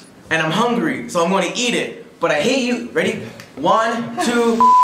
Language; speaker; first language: English; native; English